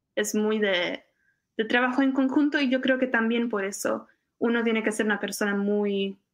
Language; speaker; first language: Spanish; non-native, fluent; Czech